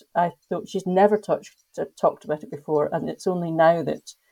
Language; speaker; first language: English; native; English